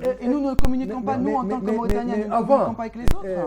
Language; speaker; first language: French; non-native, local second language; Arabic